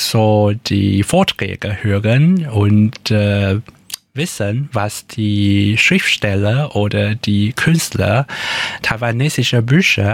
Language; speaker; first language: German; non-native, learner; Chinese